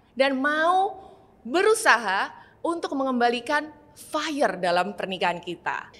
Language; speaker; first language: Indonesian; native; Indonesian